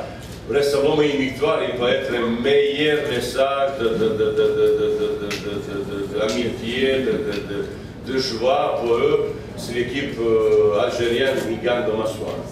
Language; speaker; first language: French; non-native, fluent; Bosnian